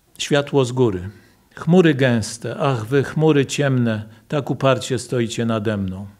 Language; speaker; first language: Polish; native; Polish